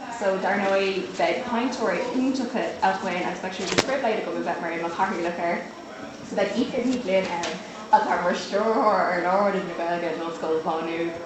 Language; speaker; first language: Irish; native; Irish